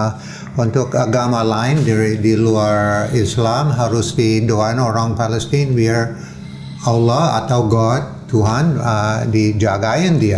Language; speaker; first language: Indonesian; non-native, fluent; English